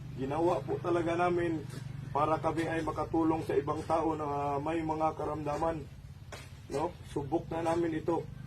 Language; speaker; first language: Filipino; non-native, local second language; Cebuano